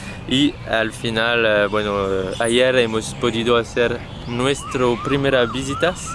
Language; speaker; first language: Spanish; non-native, fluent; French